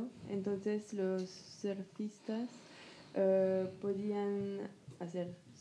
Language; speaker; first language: Spanish; non-native, learner; French